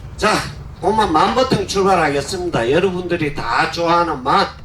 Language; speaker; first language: Korean; native; Korean